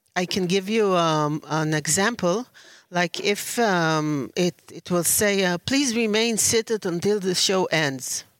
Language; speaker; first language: English; non-native, learner; Hebrew